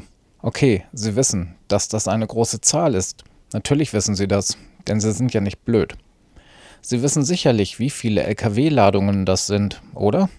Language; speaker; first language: German; native; German